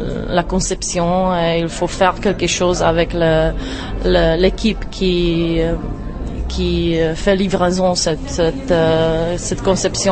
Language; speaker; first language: French; non-native, fluent; Czech